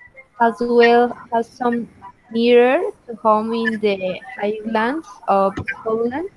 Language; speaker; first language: English; non-native, learner; Spanish